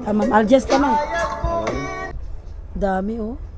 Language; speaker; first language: Turkish; non-native, learner; Filipino